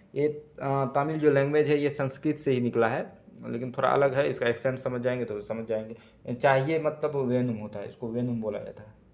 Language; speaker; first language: Hindi; native; Hindi